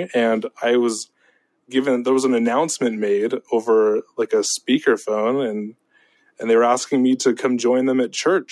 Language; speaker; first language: English; native; English